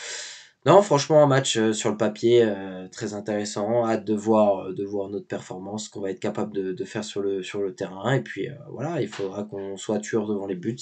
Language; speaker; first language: French; native; French